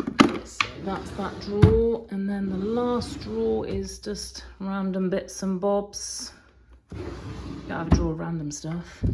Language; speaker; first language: English; native; English